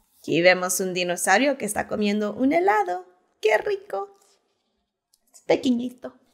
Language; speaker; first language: Spanish; early bilingual, heritage; Spanish